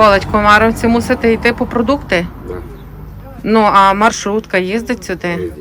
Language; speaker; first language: Ukrainian; native; Ukrainian